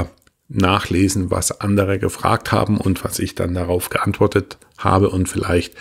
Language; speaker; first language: German; native; German